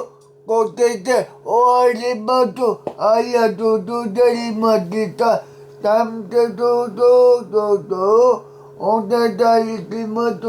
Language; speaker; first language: Japanese; non-native, learner; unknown